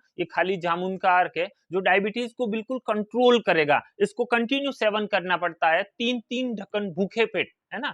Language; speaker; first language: Hindi; native; Hindi